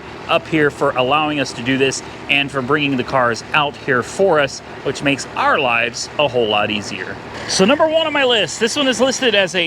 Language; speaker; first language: English; native; English